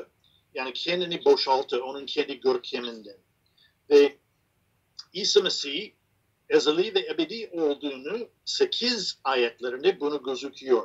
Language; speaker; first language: Turkish; non-native, fluent; English